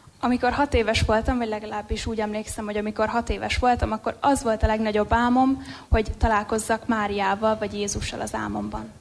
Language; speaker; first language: Hungarian; native; Hungarian